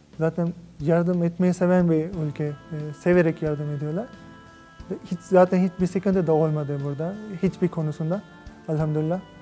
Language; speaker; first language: Turkish; non-native, learner; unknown